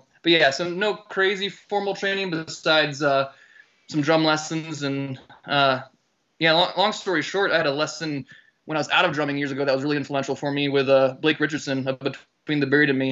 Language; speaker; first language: English; native; English